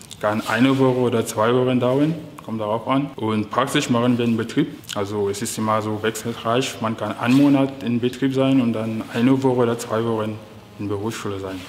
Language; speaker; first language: German; non-native, fluent; French